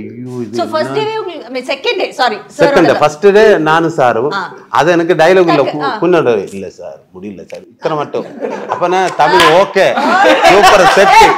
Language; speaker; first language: Tamil; non-native, learner; Malayalam